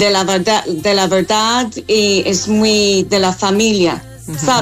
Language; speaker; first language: Spanish; non-native, learner; English